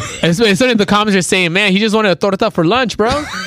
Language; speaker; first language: English; native; English